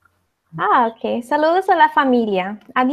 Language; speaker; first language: Spanish; non-native, fluent; English